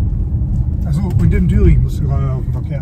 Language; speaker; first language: German; native; German